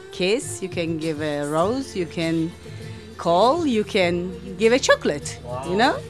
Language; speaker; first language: English; non-native, learner; Greek